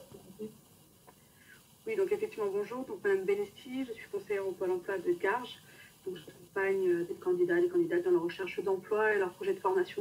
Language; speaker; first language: French; native; French